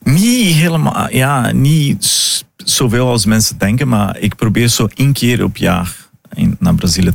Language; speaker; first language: Dutch; non-native, fluent; Portuguese